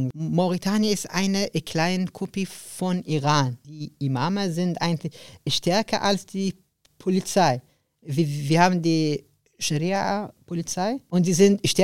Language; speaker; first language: German; non-native, learner; Arabic